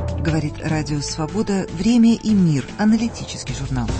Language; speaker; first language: Russian; native; Russian